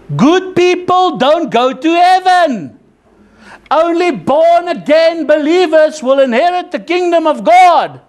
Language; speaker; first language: English; non-native, local second language; Afrikaans